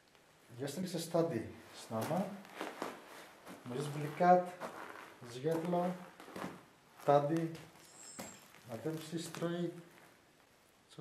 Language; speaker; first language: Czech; non-native, learner; Greek